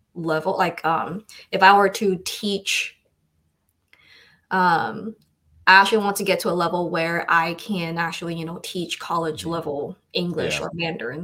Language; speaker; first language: English; non-native, fluent; Chinese